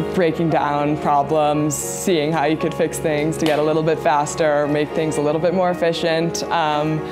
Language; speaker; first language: English; native; English